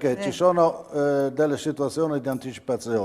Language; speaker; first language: Italian; native; Italian